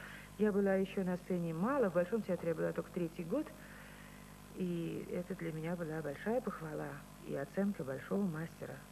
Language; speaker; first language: Russian; native; Russian